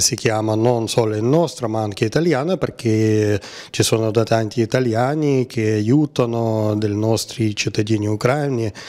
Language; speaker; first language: Italian; non-native, learner; Ukrainian